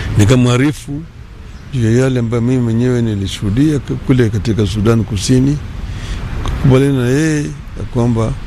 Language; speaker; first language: Swahili; non-native, local second language; Luo (Kenya and Tanzania)